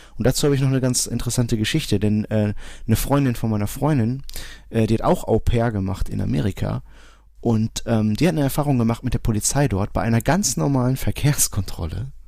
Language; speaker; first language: German; early bilingual, other home language; Portuguese